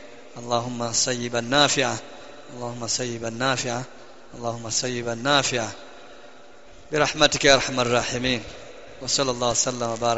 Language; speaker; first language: Arabic; non-native, fluent; Swahili